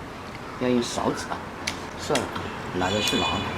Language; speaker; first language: Chinese; native; Chinese